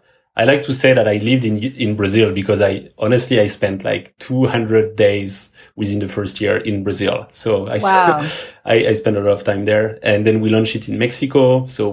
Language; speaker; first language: English; non-native, fluent; French